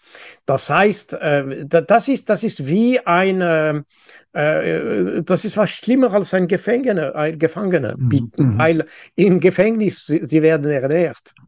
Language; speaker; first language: German; non-native, local second language; French